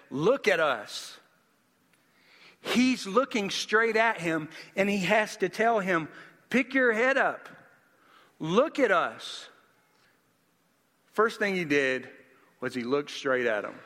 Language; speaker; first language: English; native; English